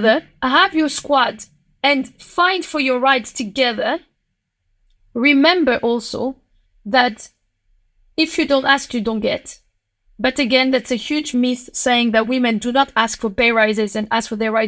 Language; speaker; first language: English; non-native, fluent; French